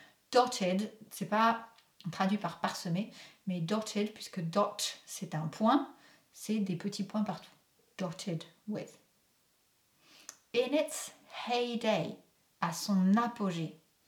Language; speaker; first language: French; native; French